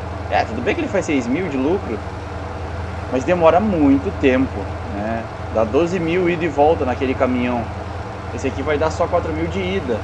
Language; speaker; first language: Portuguese; native; Portuguese